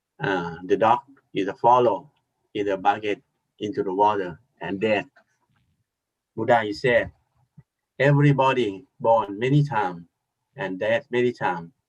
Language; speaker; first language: English; non-native, learner; Thai